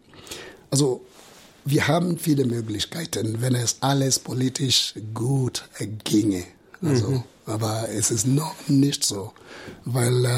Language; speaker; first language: German; non-native, fluent; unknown